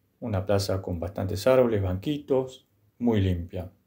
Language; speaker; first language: Spanish; native; Spanish